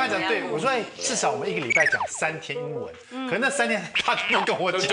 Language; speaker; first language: Chinese; native; Chinese